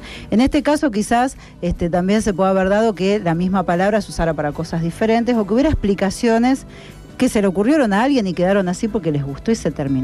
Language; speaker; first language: Spanish; native; Spanish